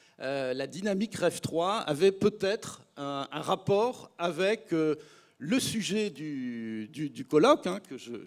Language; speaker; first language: French; native; French